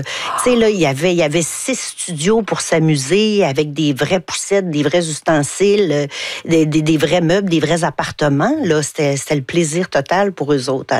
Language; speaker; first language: French; native; French